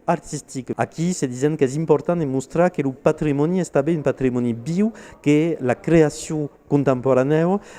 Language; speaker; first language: Occitan; non-native, local second language; French